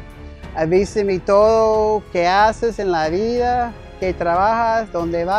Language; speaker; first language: Spanish; non-native, learner; English